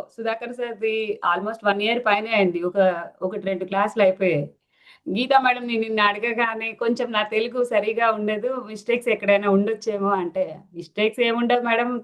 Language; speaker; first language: Telugu; native; Telugu